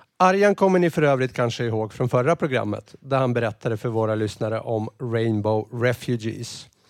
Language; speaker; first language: Swedish; native; Swedish